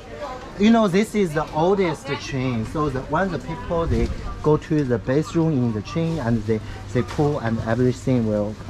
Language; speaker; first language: English; non-native, learner; Thai